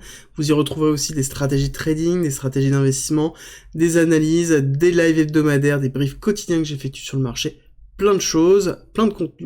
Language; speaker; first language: French; native; French